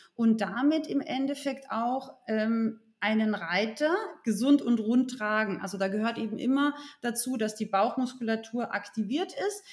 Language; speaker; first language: German; native; German